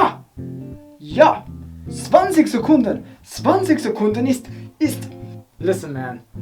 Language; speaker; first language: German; non-native, learner; English